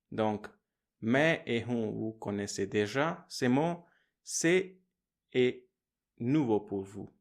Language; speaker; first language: French; non-native, fluent; Hindi